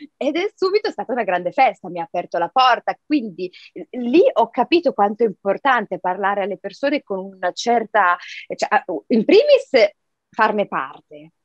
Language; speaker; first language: Italian; early bilingual, other home language; Arabic